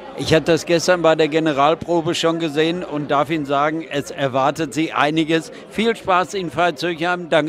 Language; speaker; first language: German; native; German